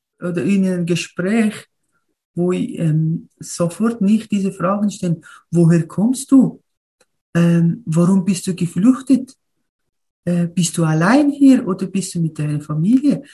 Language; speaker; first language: German; non-native, learner; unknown